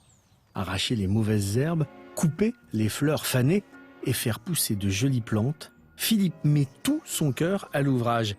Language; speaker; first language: French; native; French